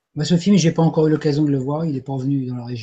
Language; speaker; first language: French; native; French